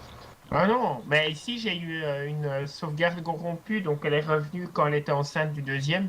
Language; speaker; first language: French; native; French